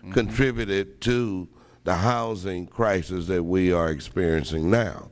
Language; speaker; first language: English; native; English